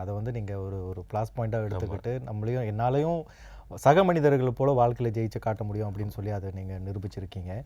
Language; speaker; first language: Tamil; native; Tamil